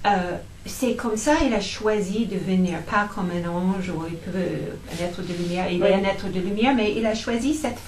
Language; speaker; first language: French; non-native, fluent; English